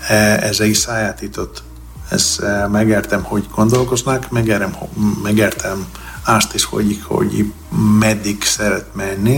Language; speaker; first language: Hungarian; non-native, learner; Greek